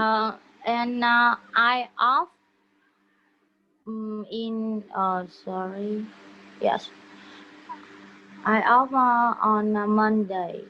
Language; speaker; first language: English; non-native, learner; Vietnamese